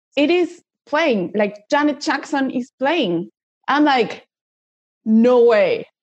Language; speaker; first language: English; non-native, fluent; Spanish